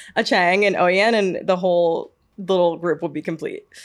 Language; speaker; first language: English; native; English